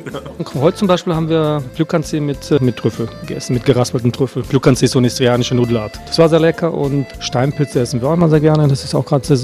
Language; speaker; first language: German; early bilingual, heritage; Croatian